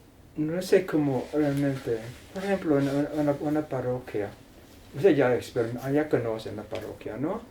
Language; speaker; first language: Spanish; non-native, learner; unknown